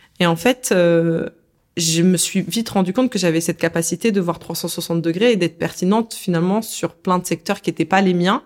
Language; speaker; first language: French; early bilingual, other home language; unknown